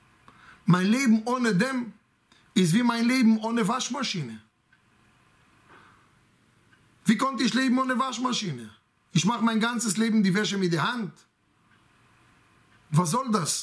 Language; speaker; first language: German; non-native, fluent; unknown